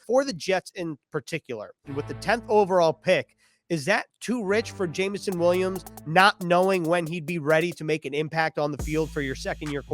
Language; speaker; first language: English; native; English